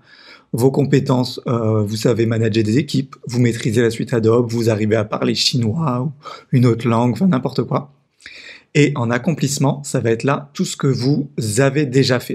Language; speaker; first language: French; native; French